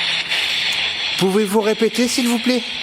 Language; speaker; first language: French; native; French